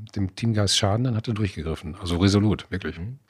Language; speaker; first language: German; native; German